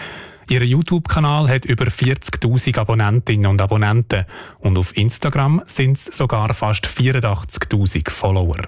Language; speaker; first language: German; native; German